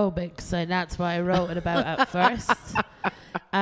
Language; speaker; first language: English; native; English